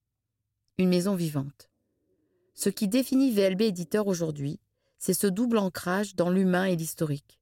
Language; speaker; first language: French; native; French